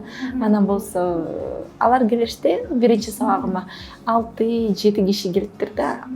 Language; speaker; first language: Kyrgyz; non-native, fluent; Russian